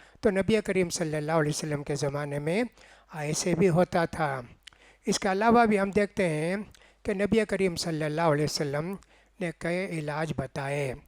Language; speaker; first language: Urdu; native; Urdu